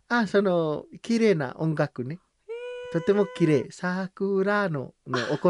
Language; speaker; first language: Japanese; non-native, learner; Samoan